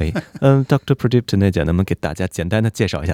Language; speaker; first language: Chinese; native; Chinese